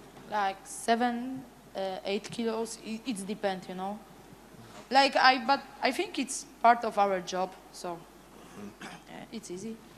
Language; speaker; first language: English; non-native, fluent; Polish